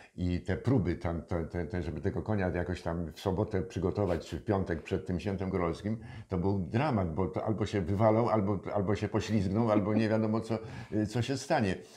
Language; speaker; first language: Polish; native; Polish